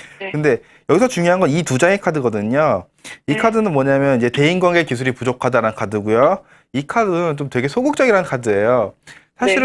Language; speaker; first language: Korean; native; Korean